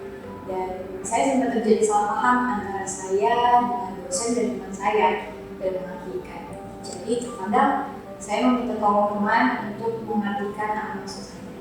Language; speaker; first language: Indonesian; early bilingual, heritage; Indonesian